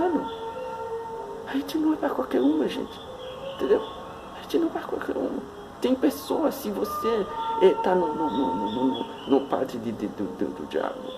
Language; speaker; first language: Portuguese; non-native, fluent; Haitian Creole